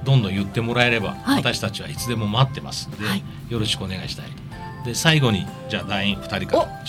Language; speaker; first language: Japanese; native; Japanese